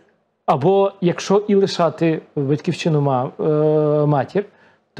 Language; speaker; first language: Ukrainian; native; Ukrainian